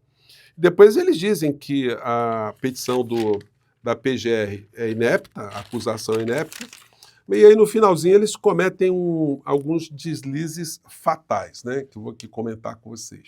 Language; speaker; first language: Portuguese; native; Portuguese